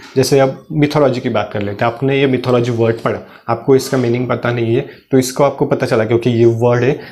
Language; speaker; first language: Hindi; non-native, local second language; Marathi